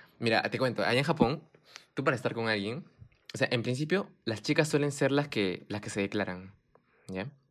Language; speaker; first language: Spanish; early bilingual, heritage; Spanish